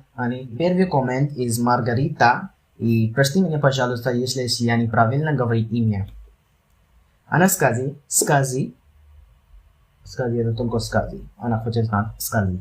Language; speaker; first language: Russian; non-native, learner; Hindi